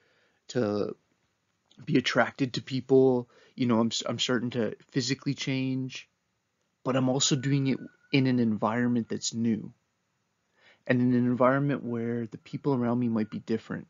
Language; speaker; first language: English; native; English